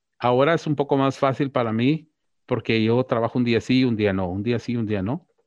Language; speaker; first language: Spanish; native; Spanish